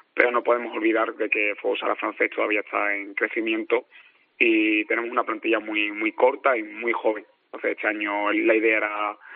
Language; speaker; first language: Spanish; native; Spanish